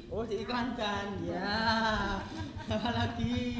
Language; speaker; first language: Indonesian; native; Indonesian